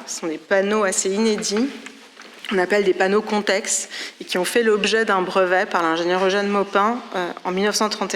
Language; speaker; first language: French; native; French